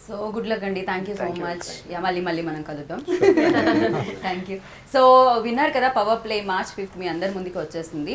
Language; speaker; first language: Telugu; native; Telugu